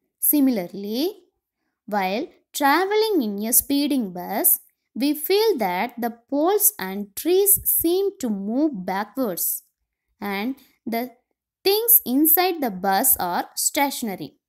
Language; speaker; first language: English; non-native, local second language; Tamil